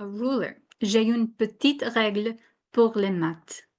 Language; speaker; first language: French; non-native, fluent; English